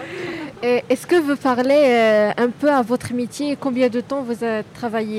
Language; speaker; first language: French; non-native, learner; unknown